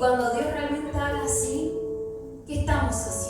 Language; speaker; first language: Spanish; native; Spanish